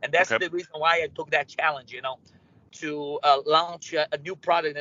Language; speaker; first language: English; non-native, fluent; Spanish